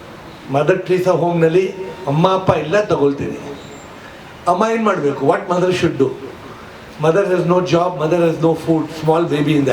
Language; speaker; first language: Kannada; non-native, local second language; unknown